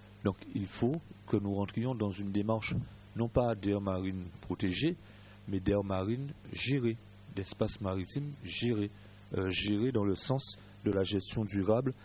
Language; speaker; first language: French; native; French